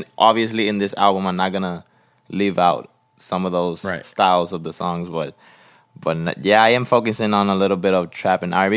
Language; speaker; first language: English; non-native, fluent; Spanish